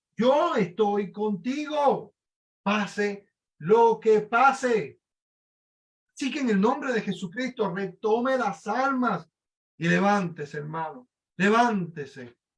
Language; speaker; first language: Spanish; native; Spanish